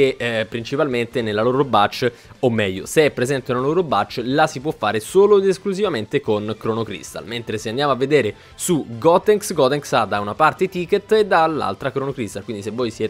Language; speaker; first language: Italian; native; Italian